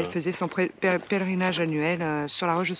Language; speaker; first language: French; native; French